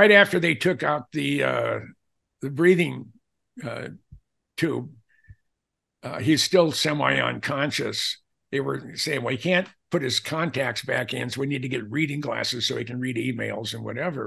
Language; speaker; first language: English; native; English